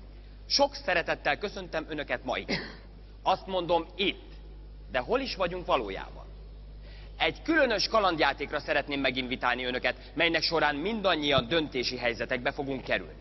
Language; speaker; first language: Hungarian; native; Hungarian